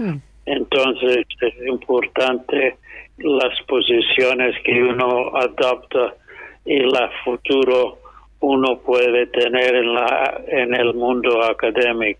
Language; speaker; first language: Spanish; non-native, fluent; English